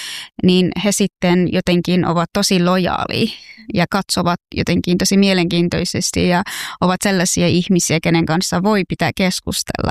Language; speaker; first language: Finnish; non-native, fluent; Persian